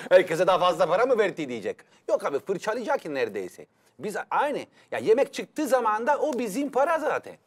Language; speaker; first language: Turkish; non-native, fluent; Italian